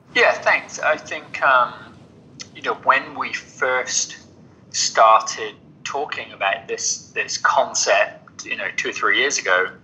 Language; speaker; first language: English; native; English